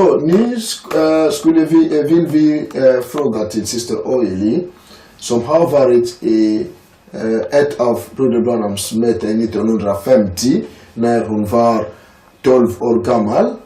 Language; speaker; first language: Swedish; non-native, learner; French